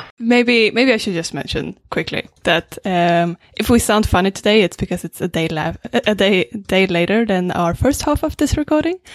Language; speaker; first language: English; non-native, fluent; Swedish